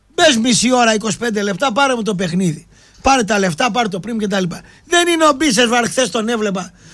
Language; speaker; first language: Greek; native; Greek